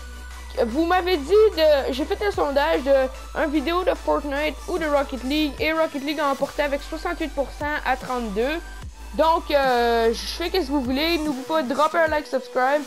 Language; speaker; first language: French; native; French